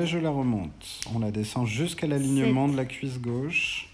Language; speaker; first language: French; native; French